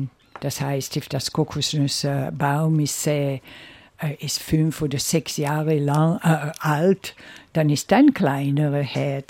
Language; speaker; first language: German; non-native, learner; Seselwa Creole French